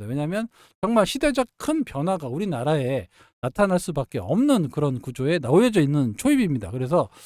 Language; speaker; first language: Korean; native; Korean